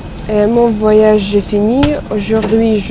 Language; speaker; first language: French; non-native, fluent; Russian